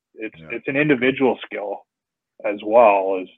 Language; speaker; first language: English; native; English